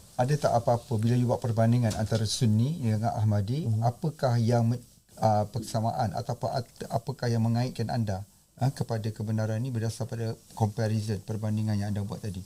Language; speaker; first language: Malay; native; Malay